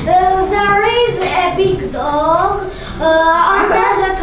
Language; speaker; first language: English; non-native, learner; Azerbaijani